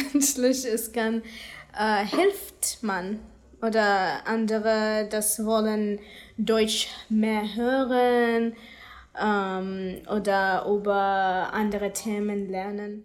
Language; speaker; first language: German; non-native, learner; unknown